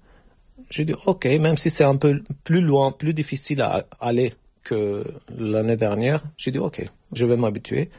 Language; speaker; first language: French; non-native, fluent; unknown